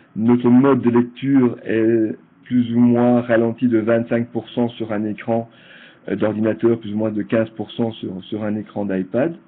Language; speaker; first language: French; native; French